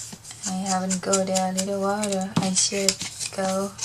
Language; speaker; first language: English; non-native, learner; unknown